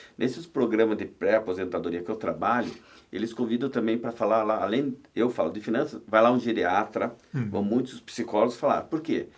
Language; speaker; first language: Portuguese; native; Portuguese